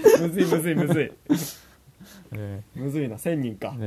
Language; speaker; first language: Japanese; native; Japanese